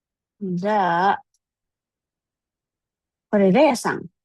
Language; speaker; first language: Japanese; non-native, fluent; Filipino